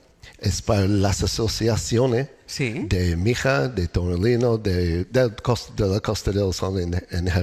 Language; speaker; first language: Spanish; non-native, learner; English